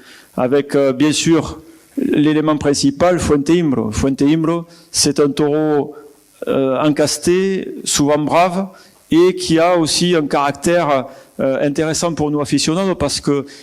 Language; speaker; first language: French; native; French